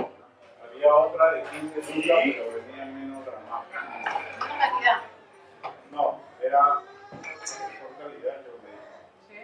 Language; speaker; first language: Spanish; native; Spanish